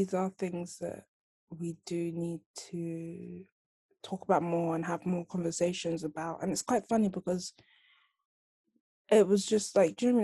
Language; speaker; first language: English; native; English